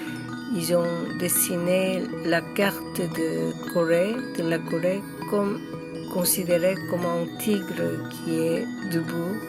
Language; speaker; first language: French; non-native, learner; Korean